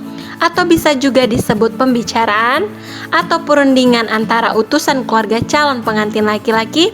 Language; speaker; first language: Indonesian; native; Indonesian